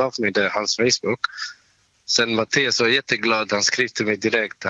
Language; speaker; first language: Swedish; non-native, learner; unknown